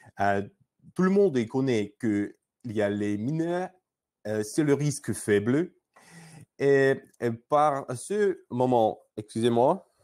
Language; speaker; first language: French; non-native, learner; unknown